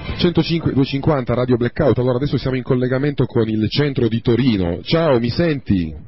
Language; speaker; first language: Italian; native; Italian